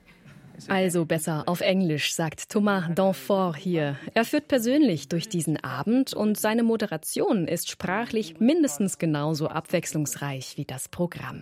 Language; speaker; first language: German; native; German